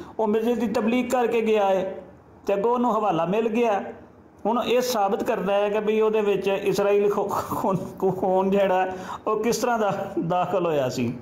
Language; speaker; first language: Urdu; non-native, local second language; Punjabi